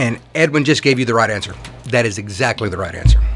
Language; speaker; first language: English; native; English